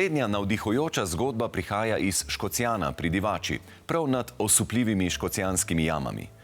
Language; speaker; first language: Slovenian; native; Slovenian